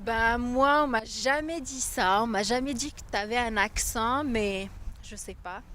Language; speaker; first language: French; non-native, local second language; Arabic